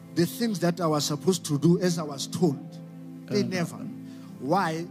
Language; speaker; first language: English; non-native, local second language; Southern Sotho